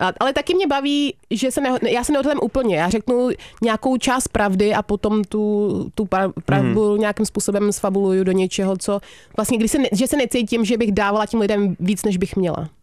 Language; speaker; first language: Czech; early bilingual, heritage; Czech